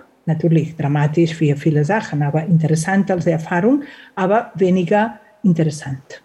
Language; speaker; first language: German; non-native, fluent; Catalan